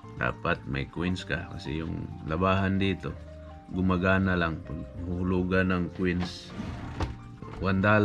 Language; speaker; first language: Filipino; non-native, local second language; Cebuano